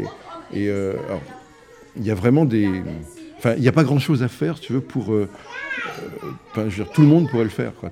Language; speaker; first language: French; native; French